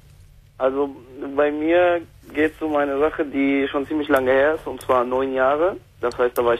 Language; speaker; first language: German; native; German